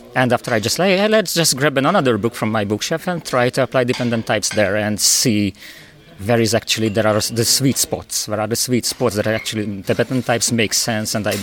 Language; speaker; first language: English; non-native, fluent; Hungarian